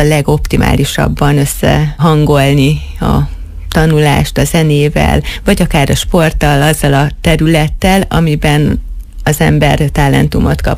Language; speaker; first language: Hungarian; native; Hungarian